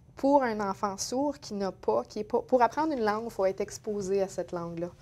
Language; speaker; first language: French; native; French